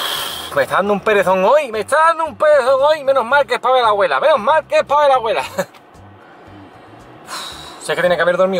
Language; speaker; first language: Spanish; native; Spanish